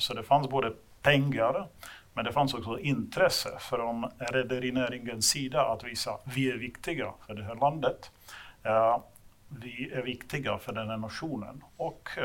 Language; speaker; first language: Swedish; non-native, fluent; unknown